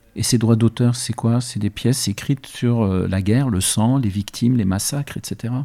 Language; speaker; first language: French; early bilingual, other home language; Arabic